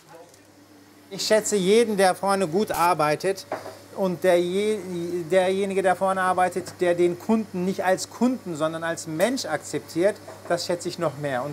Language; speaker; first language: German; native; German